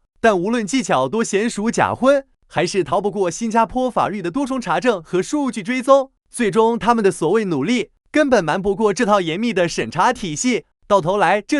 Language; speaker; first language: Chinese; native; Chinese